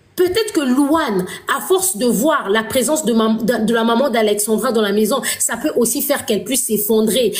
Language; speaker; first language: French; non-native, local second language; Lingala